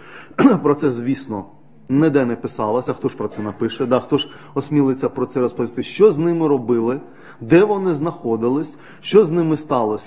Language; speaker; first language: Ukrainian; native; Ukrainian